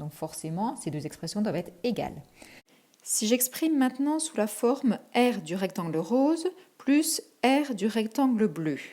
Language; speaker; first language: French; native; French